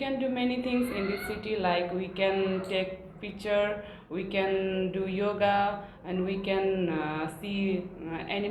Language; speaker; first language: English; non-native, learner; Nepali